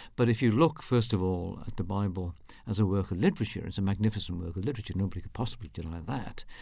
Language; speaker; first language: English; native; English